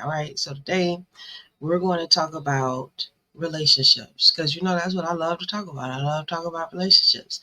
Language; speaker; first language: English; native; English